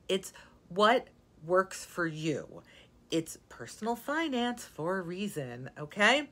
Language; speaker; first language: English; native; English